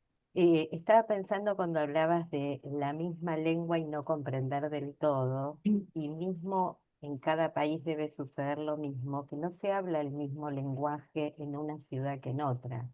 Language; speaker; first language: Spanish; native; Spanish